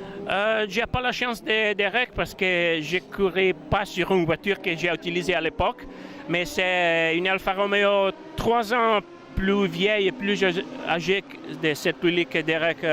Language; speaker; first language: French; non-native, fluent; Italian